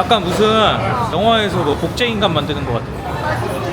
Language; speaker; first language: Korean; native; Korean